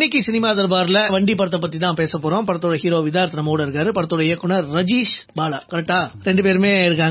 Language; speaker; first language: Tamil; native; Tamil